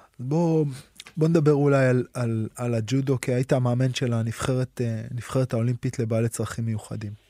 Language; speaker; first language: Hebrew; native; Hebrew